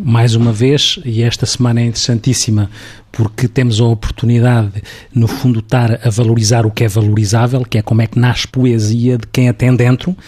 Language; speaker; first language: Portuguese; native; Portuguese